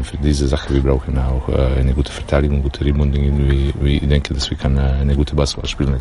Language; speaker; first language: German; non-native, learner; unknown